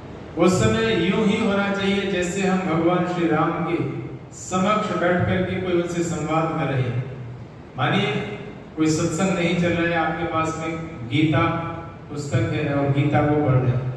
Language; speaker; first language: Hindi; native; Hindi